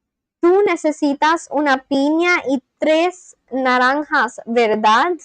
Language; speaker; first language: Spanish; non-native, learner; English